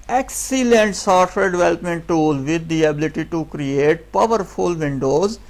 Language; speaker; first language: English; non-native, local second language; Urdu